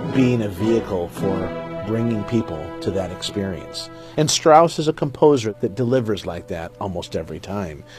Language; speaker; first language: English; native; English